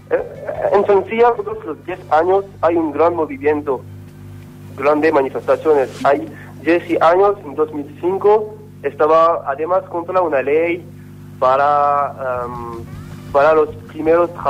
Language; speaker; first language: Spanish; non-native, learner; French